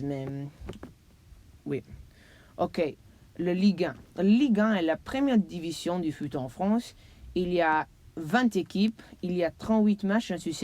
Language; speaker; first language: French; non-native, learner; English